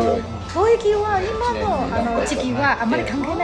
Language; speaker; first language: Japanese; non-native, fluent; Chinese